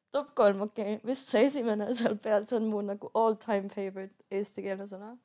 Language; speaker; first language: Estonian; non-native, fluent; German